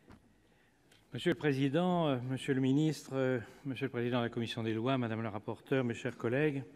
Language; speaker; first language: French; native; French